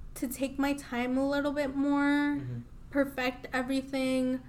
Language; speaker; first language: English; early bilingual, other home language; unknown